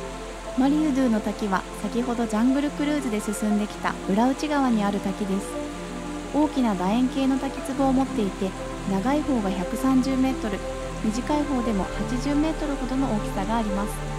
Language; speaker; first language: Japanese; native; Japanese